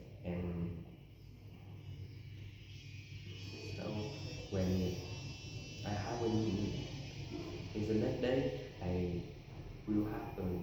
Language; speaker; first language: English; non-native, learner; Vietnamese